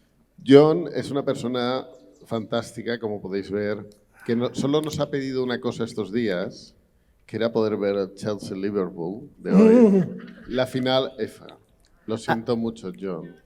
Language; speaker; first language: Spanish; native; Spanish